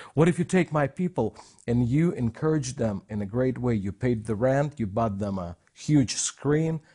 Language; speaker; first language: English; non-native, fluent; Russian